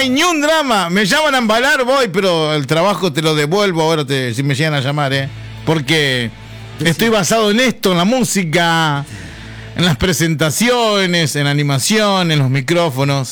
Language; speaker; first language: Spanish; native; Spanish